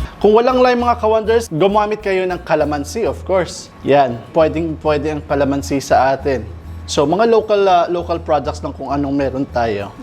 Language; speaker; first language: Filipino; non-native, local second language; Cebuano